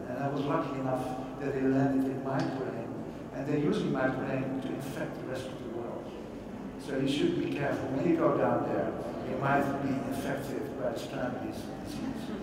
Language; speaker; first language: English; non-native, fluent; Dutch